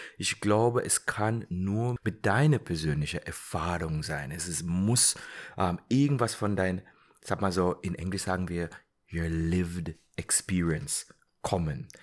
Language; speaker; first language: German; non-native, fluent; English